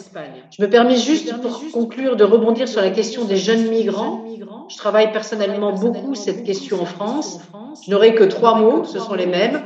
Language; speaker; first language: French; native; French